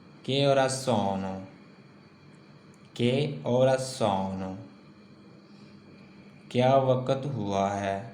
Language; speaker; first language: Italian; non-native, learner; Urdu